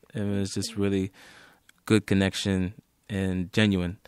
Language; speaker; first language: English; native; English